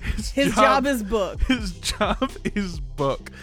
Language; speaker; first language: English; native; English